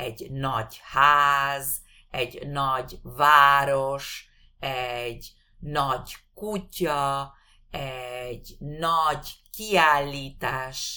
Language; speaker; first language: Hungarian; non-native, fluent; Spanish